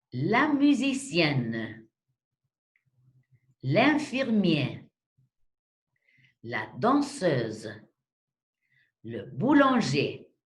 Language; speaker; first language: French; non-native, fluent; Spanish